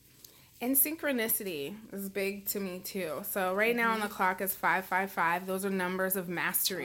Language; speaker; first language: English; native; English